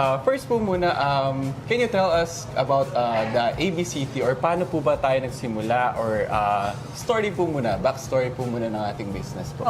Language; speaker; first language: Filipino; native; Filipino